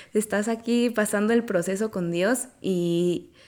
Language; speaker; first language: Spanish; native; Spanish